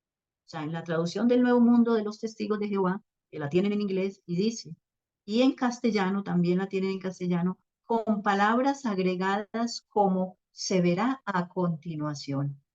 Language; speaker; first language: Spanish; native; Spanish